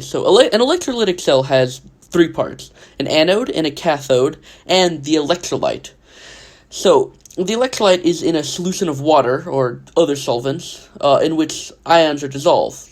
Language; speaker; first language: English; native; English